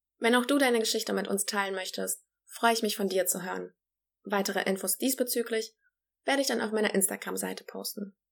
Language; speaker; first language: German; early bilingual, other home language; Polish